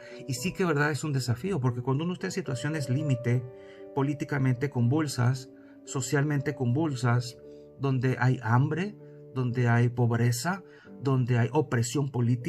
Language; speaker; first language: Spanish; native; Spanish